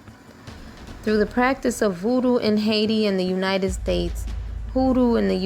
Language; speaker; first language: English; native; English